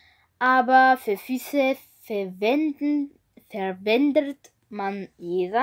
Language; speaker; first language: German; non-native, learner; Bulgarian